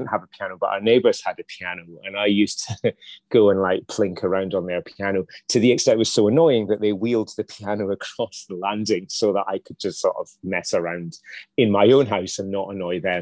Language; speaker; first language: English; native; English